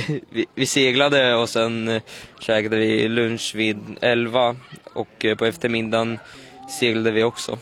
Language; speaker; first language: Swedish; early bilingual, other home language; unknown